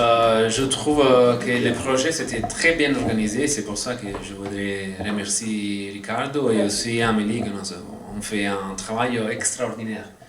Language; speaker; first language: French; non-native, fluent; Italian